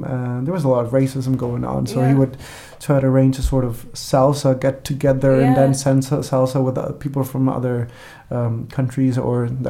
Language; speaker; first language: English; non-native, fluent; Spanish